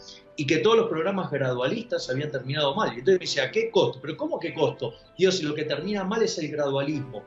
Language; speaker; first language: Spanish; native; Spanish